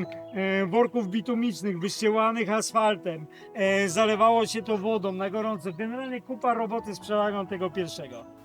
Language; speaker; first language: Polish; native; Polish